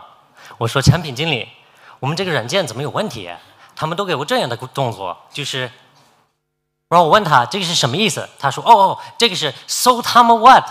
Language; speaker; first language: Chinese; non-native, fluent; English